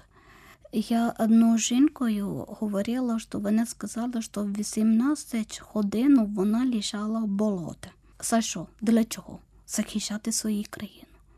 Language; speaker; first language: Ukrainian; non-native, learner; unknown